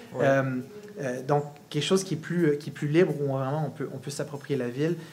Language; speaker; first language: French; native; French